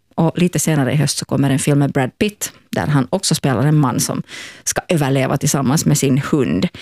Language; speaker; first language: Swedish; native; Swedish